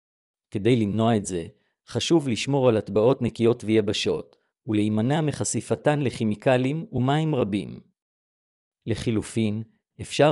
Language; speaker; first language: Hebrew; native; Hebrew